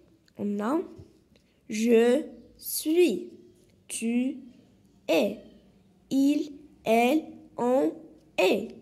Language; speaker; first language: French; non-native, local second language; Arabic